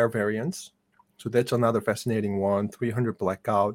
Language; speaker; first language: English; non-native, fluent; Korean